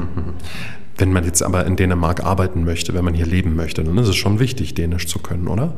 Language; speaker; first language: German; native; German